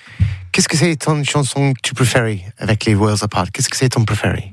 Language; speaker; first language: French; non-native, learner; English